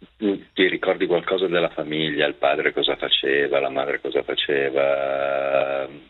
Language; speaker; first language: Italian; native; Italian